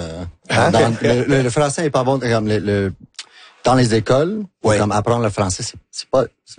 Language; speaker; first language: French; non-native, local second language; English